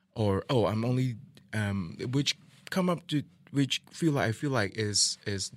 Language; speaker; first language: English; non-native, local second language; Min Nan Chinese